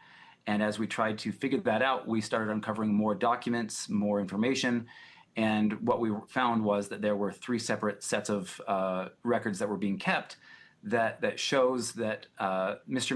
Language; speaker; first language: English; native; English